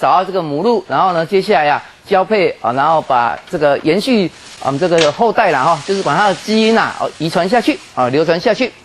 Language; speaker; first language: Chinese; native; Chinese